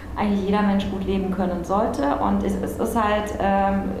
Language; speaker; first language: German; early bilingual, other home language; Korean